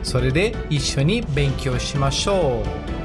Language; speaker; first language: Japanese; non-native, learner; Portuguese